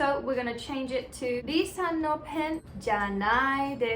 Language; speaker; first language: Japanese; non-native, fluent; English